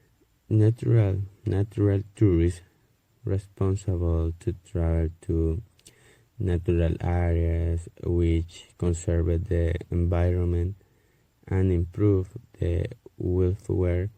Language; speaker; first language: English; non-native, learner; Spanish